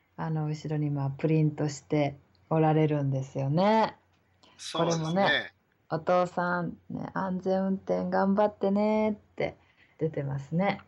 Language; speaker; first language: Japanese; native; Japanese